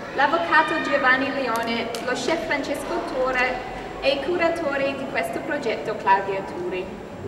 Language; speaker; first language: Italian; non-native, fluent; English